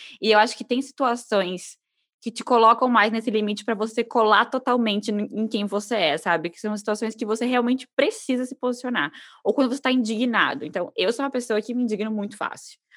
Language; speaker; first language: Portuguese; native; Portuguese